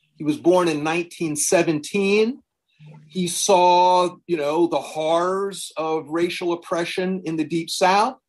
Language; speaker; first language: English; native; English